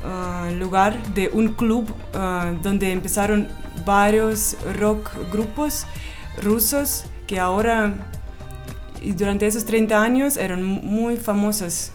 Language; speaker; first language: Spanish; non-native, fluent; Russian